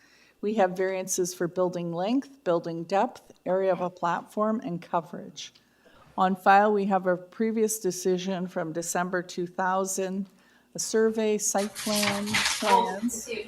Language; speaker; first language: English; native; English